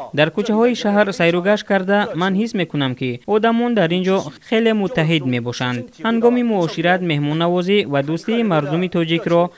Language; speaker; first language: Tajik; non-native, learner; Chinese